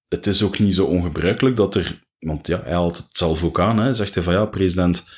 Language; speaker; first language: Dutch; native; Dutch